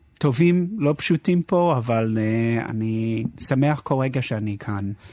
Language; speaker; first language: Hebrew; non-native, fluent; English